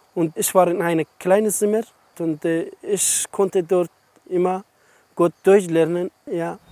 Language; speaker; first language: German; non-native, learner; Persian